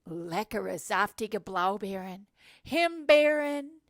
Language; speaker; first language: German; non-native, learner; English